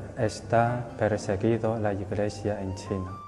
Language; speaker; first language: Spanish; non-native, fluent; Chinese